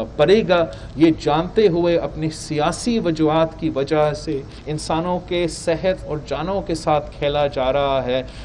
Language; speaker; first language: Urdu; native; Urdu